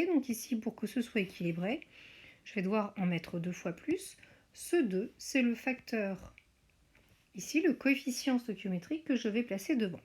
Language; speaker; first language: French; native; French